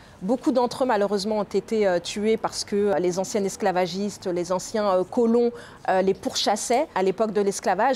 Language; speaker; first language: French; native; French